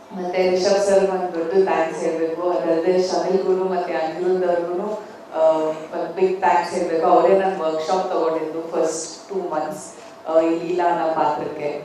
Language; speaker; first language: Kannada; native; Kannada